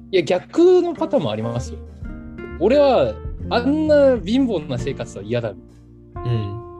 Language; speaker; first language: Japanese; non-native, fluent; Korean